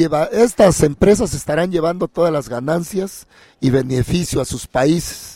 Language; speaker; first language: Spanish; native; Spanish